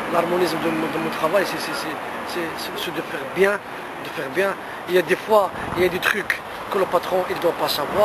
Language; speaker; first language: French; non-native, fluent; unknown